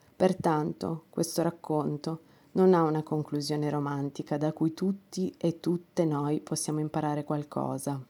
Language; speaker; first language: Italian; non-native, fluent; Romanian